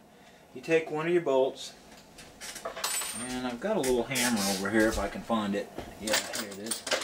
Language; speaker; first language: English; native; English